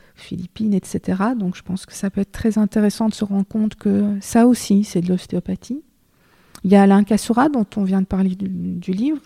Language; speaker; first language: French; native; French